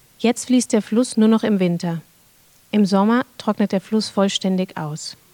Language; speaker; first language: German; non-native, fluent; Arabic